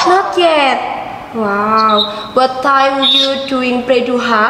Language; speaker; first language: English; non-native, learner; Indonesian